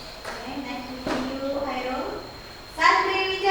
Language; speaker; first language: English; non-native, learner; Indonesian